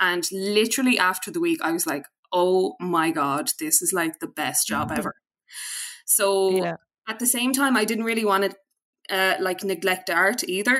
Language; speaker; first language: English; native; English